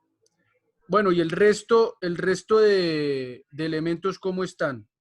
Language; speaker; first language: Spanish; native; Spanish